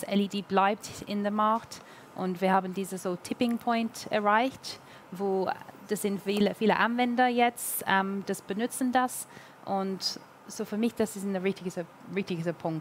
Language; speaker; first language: German; non-native, learner; English